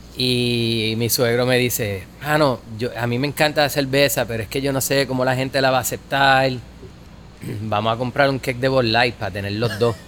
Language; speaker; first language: Spanish; native; Spanish